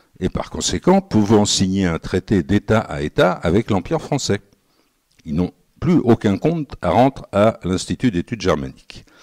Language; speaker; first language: French; native; French